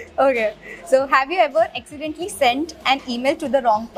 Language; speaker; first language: English; non-native, local second language; Hindi